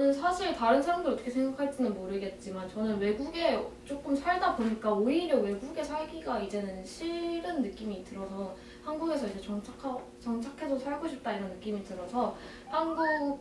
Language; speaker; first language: Korean; native; Korean